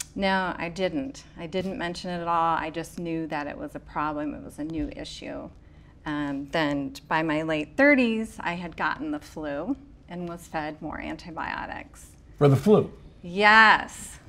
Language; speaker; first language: English; native; English